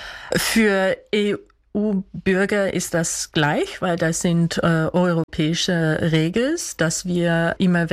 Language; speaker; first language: German; non-native, fluent; Dutch